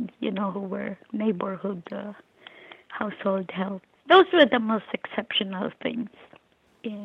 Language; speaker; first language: English; non-native, local second language; Filipino